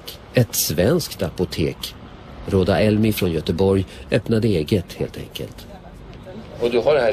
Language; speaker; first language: Swedish; native; Swedish